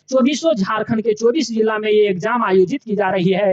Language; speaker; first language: Hindi; native; Hindi